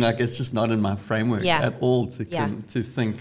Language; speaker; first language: English; native; English